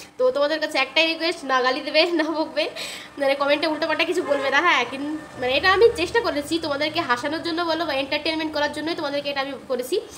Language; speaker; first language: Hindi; non-native, local second language; Bangla